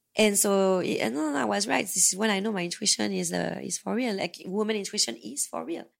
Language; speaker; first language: English; non-native, fluent; French